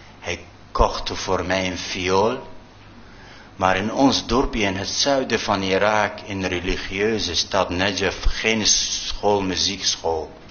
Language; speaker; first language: Dutch; non-native, fluent; Arabic